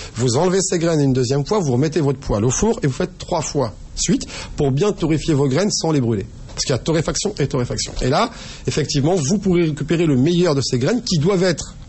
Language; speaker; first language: French; native; French